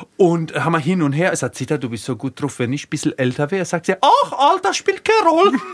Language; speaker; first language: German; early bilingual, other home language; Croatian